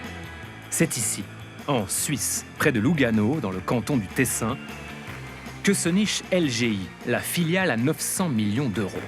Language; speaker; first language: French; native; French